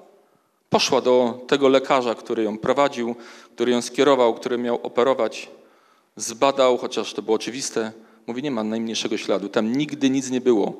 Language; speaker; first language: Polish; native; Polish